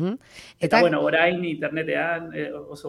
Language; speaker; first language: Basque; non-native, learner; Spanish